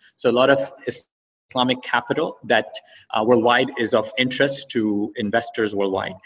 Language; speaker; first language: English; non-native, fluent; Arabic